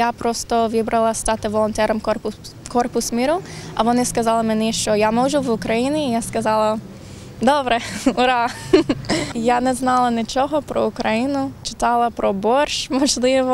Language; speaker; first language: Ukrainian; non-native, learner; English